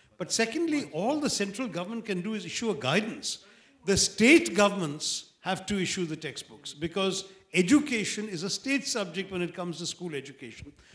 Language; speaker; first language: English; non-native, local second language; Malayalam